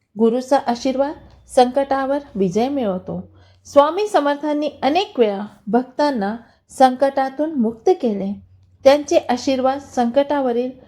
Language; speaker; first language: Marathi; non-native, local second language; Hindi